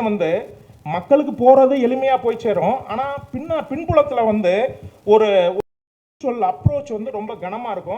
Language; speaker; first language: Tamil; native; Tamil